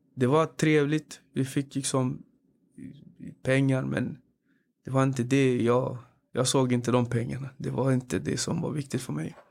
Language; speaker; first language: Swedish; early bilingual, other home language; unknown